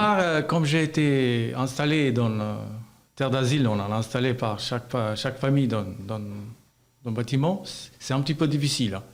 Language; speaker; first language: French; non-native, learner; Albanian